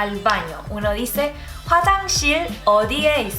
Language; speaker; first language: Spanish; early bilingual, other home language; Korean